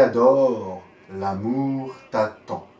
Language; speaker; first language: French; native; French